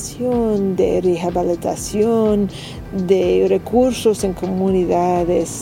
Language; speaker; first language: Spanish; non-native, learner; English